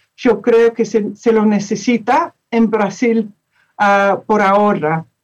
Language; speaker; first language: Spanish; non-native, fluent; English